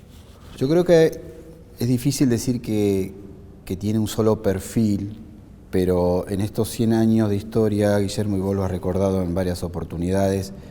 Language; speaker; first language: Spanish; native; Spanish